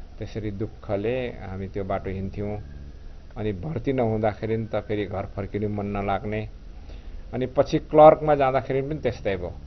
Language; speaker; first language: Nepali; non-native, local second language; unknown